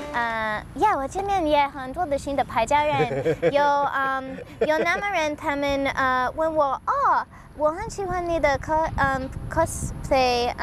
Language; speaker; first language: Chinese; non-native, learner; English